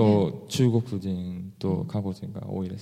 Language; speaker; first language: Japanese; non-native, fluent; English